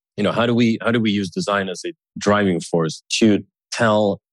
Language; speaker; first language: English; early bilingual, other home language; Russian